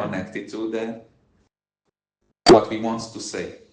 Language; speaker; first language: English; non-native, learner; Hebrew